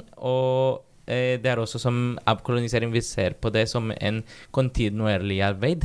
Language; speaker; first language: Norwegian; non-native, fluent; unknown